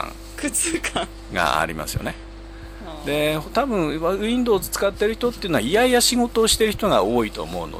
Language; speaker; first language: Japanese; native; Japanese